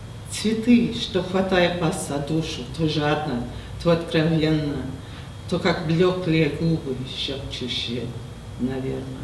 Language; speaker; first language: Russian; non-native, fluent; English